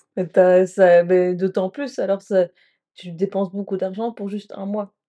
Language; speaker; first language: French; non-native, fluent; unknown